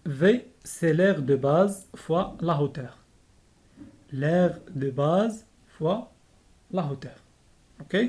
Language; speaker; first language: French; non-native, local second language; Arabic